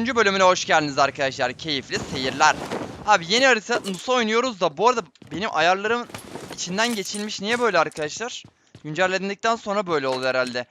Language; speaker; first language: Turkish; native; Turkish